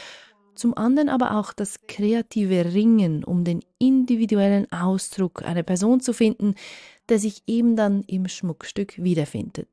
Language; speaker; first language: German; native; German